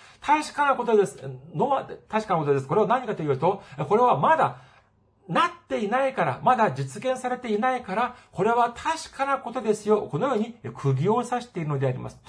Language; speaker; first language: Japanese; non-native, fluent; Korean